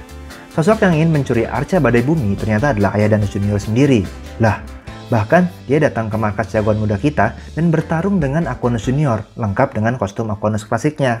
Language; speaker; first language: Indonesian; native; Indonesian